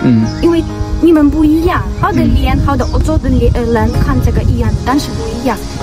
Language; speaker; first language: Chinese; non-native, learner; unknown